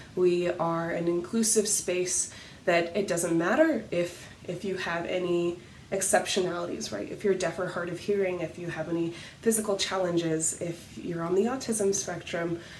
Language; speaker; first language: English; native; English